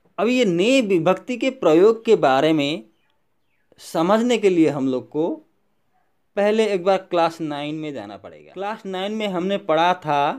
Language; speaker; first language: Hindi; non-native, local second language; Assamese